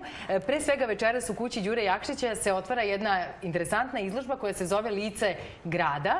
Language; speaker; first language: Serbian; native; Serbian